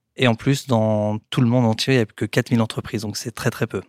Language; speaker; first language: French; native; French